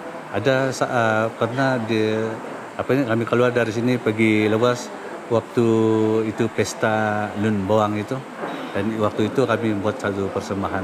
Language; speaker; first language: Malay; non-native, local second language; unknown